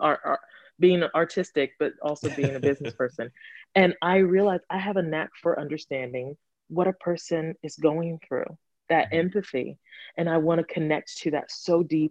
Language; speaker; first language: English; native; English